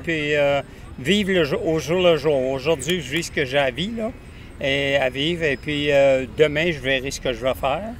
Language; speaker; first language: French; native; French